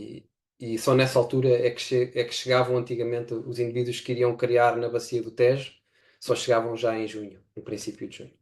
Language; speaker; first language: Portuguese; native; Portuguese